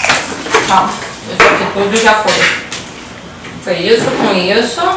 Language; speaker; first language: Portuguese; native; Portuguese